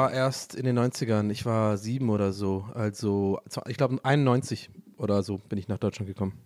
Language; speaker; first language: German; native; German